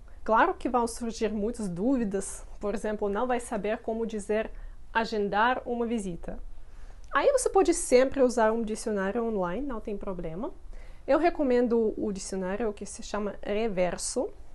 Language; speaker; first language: Portuguese; non-native, fluent; Russian